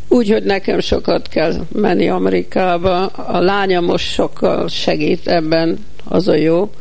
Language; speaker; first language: Hungarian; early bilingual, heritage; Hungarian